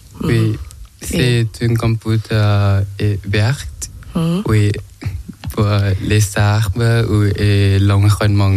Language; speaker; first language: French; non-native, learner; Thai